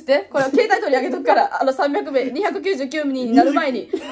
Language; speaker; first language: Japanese; native; Japanese